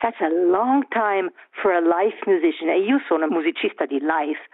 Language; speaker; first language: Italian; non-native, learner; Swiss German